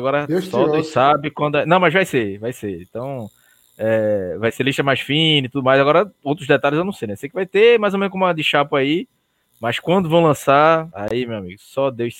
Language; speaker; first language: Portuguese; native; Portuguese